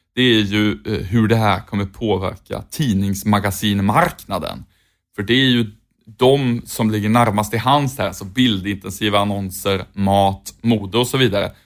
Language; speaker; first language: Swedish; native; Swedish